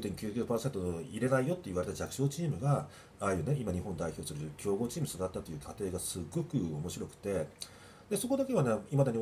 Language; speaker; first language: Japanese; native; Japanese